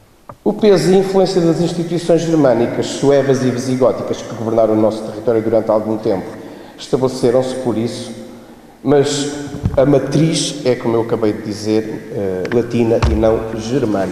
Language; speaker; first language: Portuguese; native; Portuguese